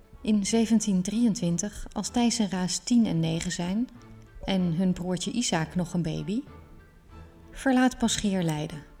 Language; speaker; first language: Dutch; native; Dutch